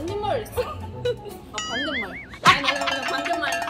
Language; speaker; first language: Korean; non-native, learner; Filipino